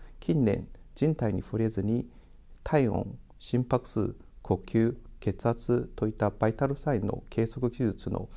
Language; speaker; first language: Japanese; non-native, fluent; Chinese